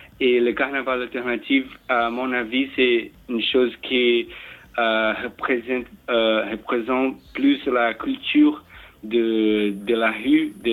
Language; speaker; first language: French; non-native, learner; Portuguese